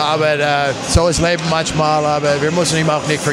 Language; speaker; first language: German; non-native, fluent; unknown